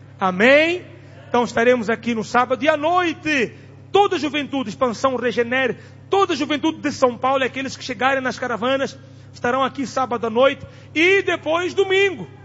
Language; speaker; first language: Portuguese; non-native, local second language; Tsonga